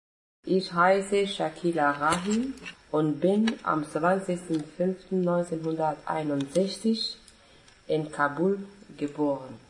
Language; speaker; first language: German; non-native, fluent; Persian